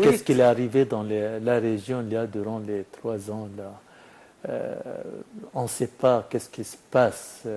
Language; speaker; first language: French; non-native, fluent; Arabic